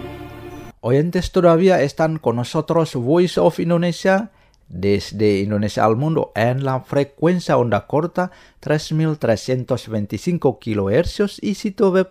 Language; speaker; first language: Spanish; non-native, fluent; Indonesian